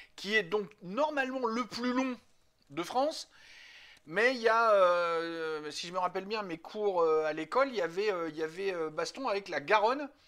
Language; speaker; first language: French; native; French